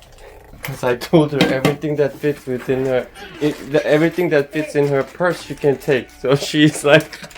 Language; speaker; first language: English; non-native, fluent; Korean